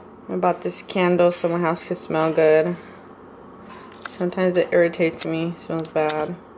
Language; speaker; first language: English; early bilingual, other home language; Spanish